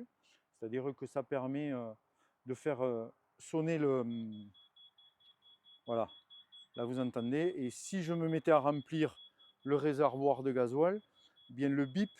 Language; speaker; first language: French; native; French